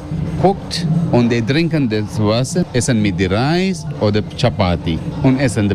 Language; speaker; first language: German; non-native, learner; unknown